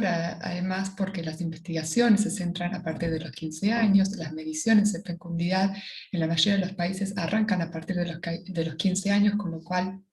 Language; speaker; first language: Spanish; native; Spanish